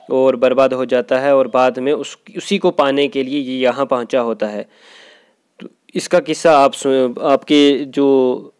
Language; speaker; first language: Urdu; non-native, local second language; Kashmiri